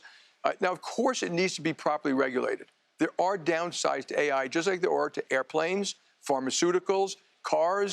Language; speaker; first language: English; native; English